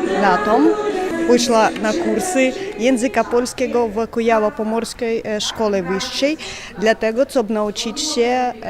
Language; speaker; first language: Polish; non-native, learner; Ukrainian